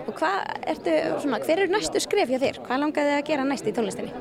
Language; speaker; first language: Icelandic; native; Icelandic